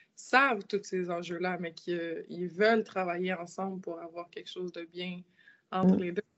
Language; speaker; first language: French; native; French